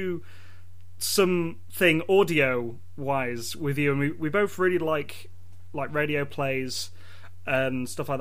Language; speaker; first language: English; native; English